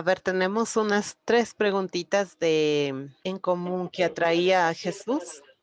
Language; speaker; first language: Spanish; native; Spanish